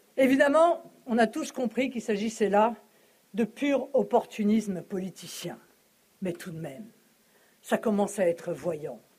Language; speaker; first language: French; native; French